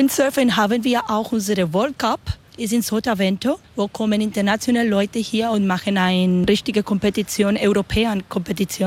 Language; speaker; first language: German; non-native, learner; Spanish